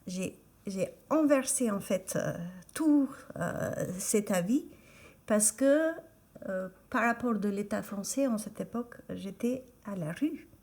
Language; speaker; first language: French; non-native, fluent; Albanian